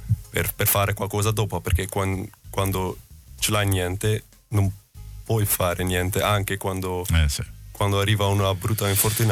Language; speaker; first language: Italian; non-native, learner; Dutch